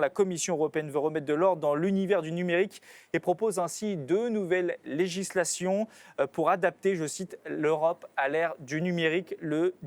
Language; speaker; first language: French; native; French